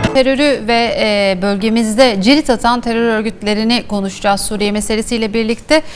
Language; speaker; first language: Turkish; native; Turkish